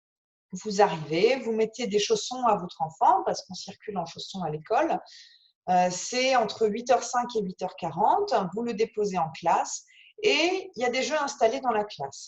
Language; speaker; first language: French; native; French